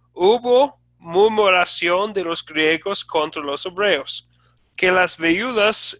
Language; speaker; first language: Spanish; non-native, fluent; English